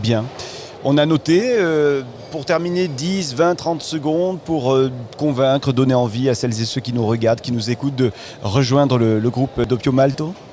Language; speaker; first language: French; native; French